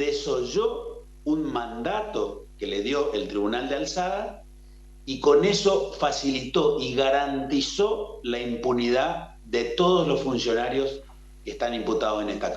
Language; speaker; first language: Spanish; native; Spanish